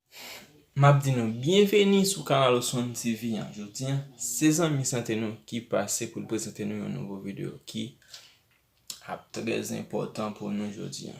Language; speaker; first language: French; non-native, learner; Haitian Creole